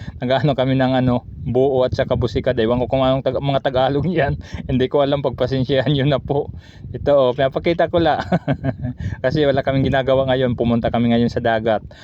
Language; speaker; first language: Filipino; non-native, local second language; Waray